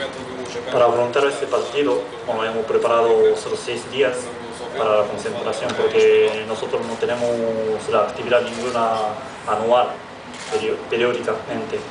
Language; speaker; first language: Spanish; non-native, fluent; Japanese